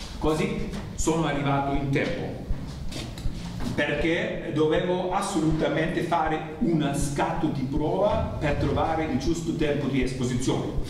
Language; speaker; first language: Italian; non-native, learner; German